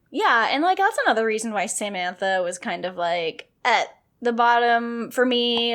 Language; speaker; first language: English; native; English